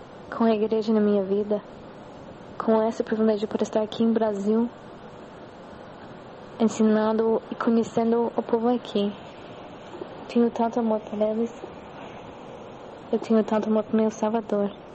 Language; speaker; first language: Portuguese; non-native, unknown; English